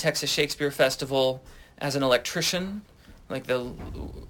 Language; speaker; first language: English; native; English